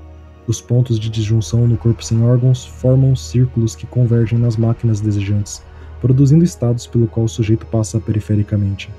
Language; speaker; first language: Portuguese; native; Portuguese